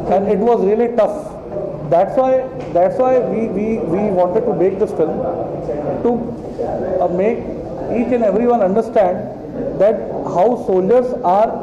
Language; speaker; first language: English; non-native, local second language; Hindi